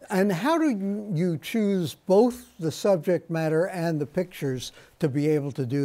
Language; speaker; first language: English; native; English